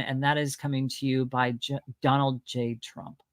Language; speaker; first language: English; native; English